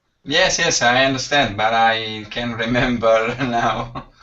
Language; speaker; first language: English; non-native, learner; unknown